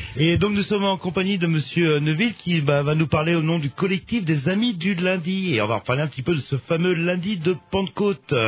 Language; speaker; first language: French; native; French